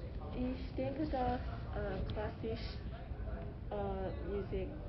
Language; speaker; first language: German; non-native, learner; English